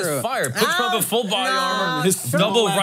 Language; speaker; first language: English; native; English